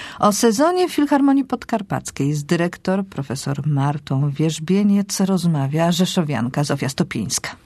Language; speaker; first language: Polish; native; Polish